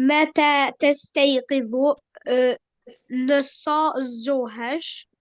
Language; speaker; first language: Arabic; non-native, learner; Albanian